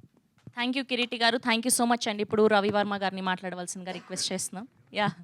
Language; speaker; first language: Telugu; native; Telugu